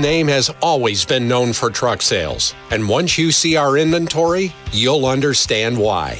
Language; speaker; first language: English; native; English